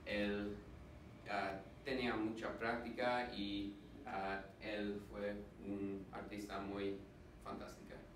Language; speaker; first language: Spanish; non-native, learner; English